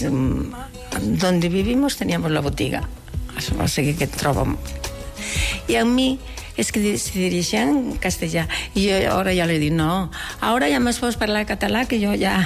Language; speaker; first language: Catalan; non-native, local second language; Galician